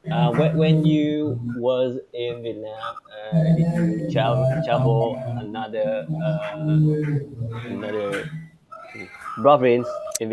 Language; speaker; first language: English; non-native, learner; Vietnamese